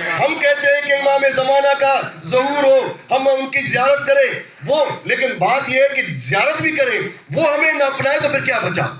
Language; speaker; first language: Urdu; non-native, local second language; Sindhi